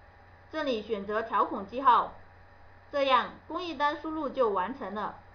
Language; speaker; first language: Chinese; native; Chinese